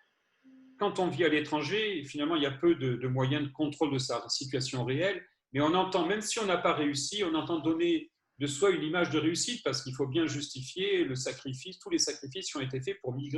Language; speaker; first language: French; native; French